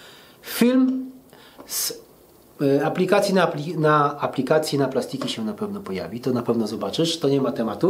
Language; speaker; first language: Polish; native; Polish